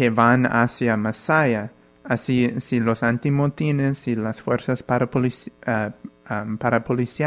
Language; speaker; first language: Spanish; non-native, fluent; English